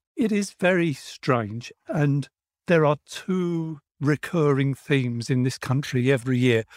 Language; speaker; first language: English; native; English